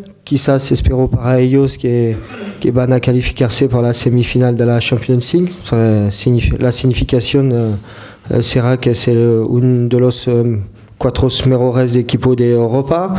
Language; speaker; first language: Spanish; non-native, fluent; French